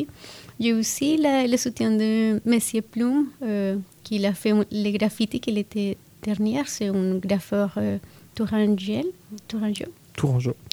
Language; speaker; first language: French; non-native, fluent; Spanish